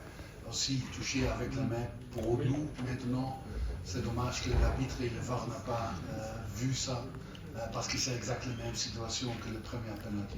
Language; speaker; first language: French; non-native, learner; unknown